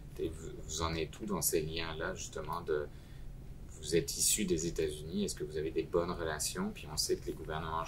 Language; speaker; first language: French; native; French